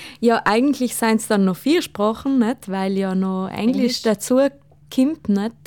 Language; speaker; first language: German; non-native, local second language; Ladin